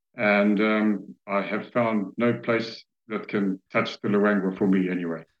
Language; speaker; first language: English; native; English